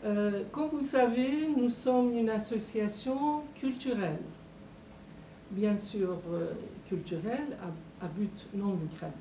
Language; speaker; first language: French; non-native, fluent; Persian